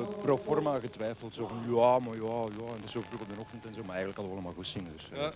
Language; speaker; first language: Dutch; native; Dutch